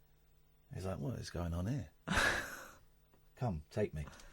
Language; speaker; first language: English; native; English